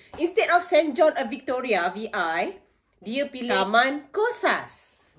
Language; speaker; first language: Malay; native; Malay